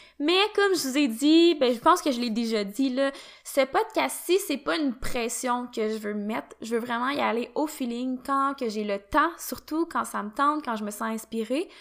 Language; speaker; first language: French; native; French